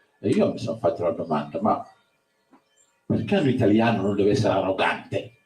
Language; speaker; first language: Italian; non-native, fluent; Wolof